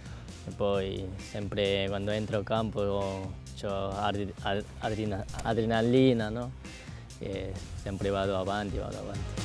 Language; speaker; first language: Italian; non-native, learner; Korean